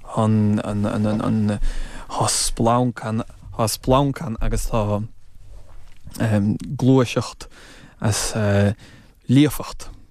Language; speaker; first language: Irish; non-native, fluent; English